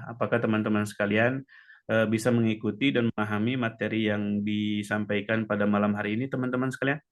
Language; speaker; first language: Indonesian; native; Indonesian